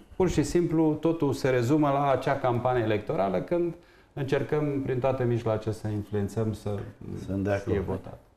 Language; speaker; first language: Romanian; native; Romanian